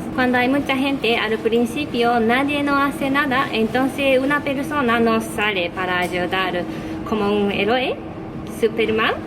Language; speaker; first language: Spanish; non-native, fluent; Japanese